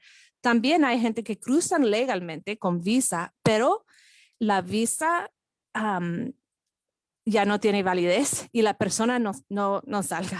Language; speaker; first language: Spanish; non-native, fluent; English